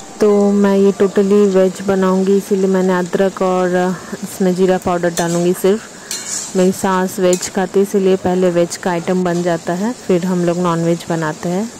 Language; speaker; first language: Hindi; non-native, local second language; Bangla